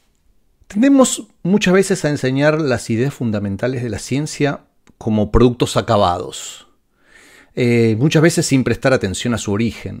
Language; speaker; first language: Spanish; native; Spanish